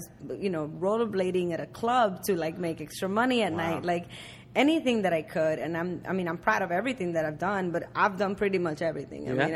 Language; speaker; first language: English; early bilingual, other home language; Spanish